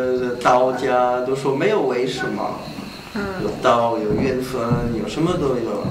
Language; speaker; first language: Chinese; non-native, learner; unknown